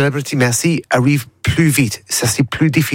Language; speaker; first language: French; non-native, learner; English